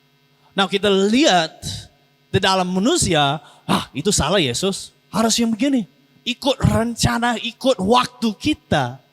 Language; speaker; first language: Indonesian; non-native, learner; English